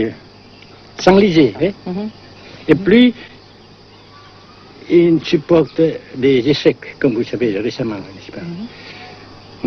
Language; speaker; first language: French; non-native, local second language; Vietnamese